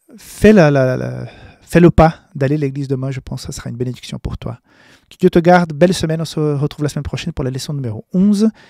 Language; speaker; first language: French; non-native, fluent; Portuguese